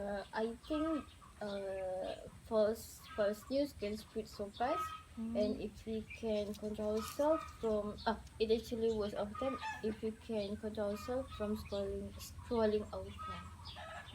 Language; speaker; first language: English; non-native, learner; Malay